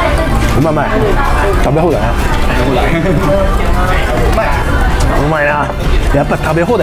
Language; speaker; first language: Japanese; native; Japanese